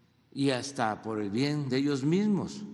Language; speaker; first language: Spanish; native; Spanish